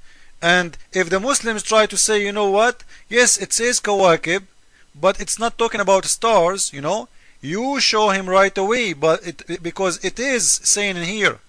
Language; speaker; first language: English; non-native, fluent; Arabic